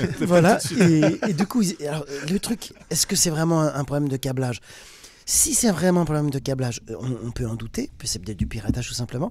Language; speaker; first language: French; native; French